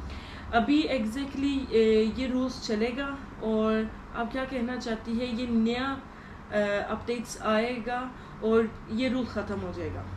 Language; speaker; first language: Hindi; non-native, learner; Turkish